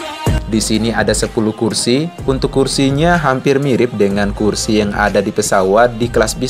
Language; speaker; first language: Indonesian; native; Indonesian